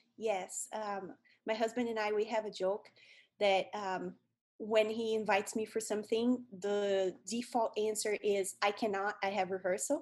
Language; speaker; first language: English; non-native, fluent; Portuguese